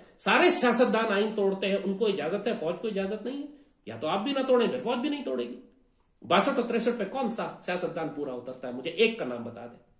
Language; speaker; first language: Urdu; native; Urdu